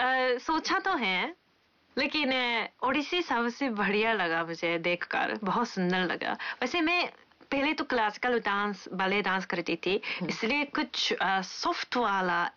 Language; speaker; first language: Hindi; non-native, fluent; Japanese